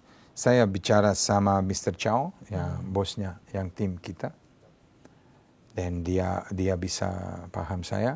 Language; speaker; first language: Indonesian; non-native, fluent; Serbian